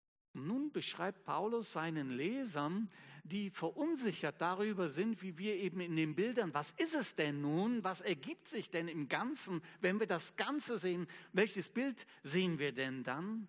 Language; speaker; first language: German; native; German